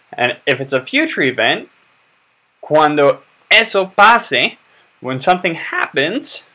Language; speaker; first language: English; native; English